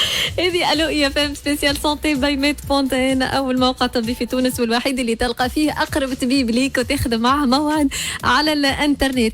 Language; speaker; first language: Arabic; native; Arabic